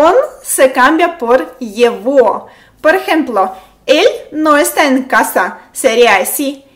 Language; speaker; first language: Spanish; non-native, fluent; Russian